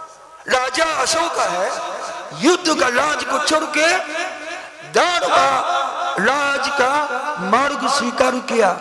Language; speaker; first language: Hindi; non-native, learner; Japanese